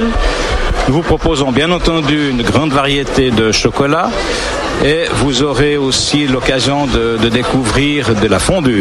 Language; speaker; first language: French; native; French